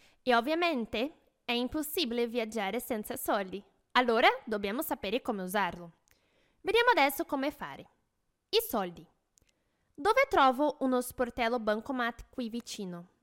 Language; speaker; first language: Italian; non-native, fluent; Portuguese